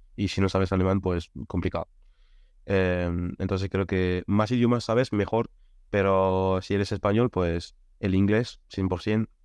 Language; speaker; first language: Spanish; non-native, fluent; French